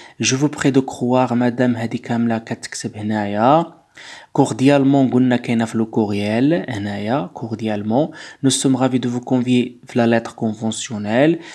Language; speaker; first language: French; non-native, local second language; Arabic